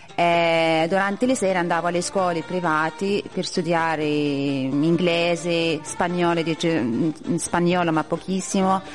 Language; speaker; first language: Italian; non-native, fluent; Arabic